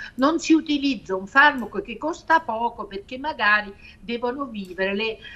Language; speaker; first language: Italian; native; Italian